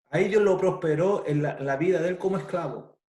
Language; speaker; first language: Spanish; native; Spanish